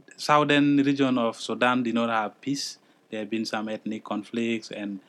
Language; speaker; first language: English; non-native, fluent; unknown